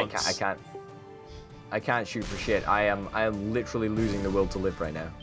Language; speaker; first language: English; native; English